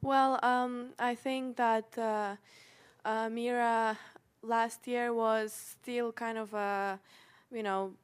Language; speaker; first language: English; non-native, fluent; Russian